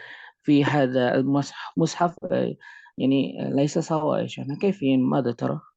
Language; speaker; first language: Arabic; non-native, learner; Indonesian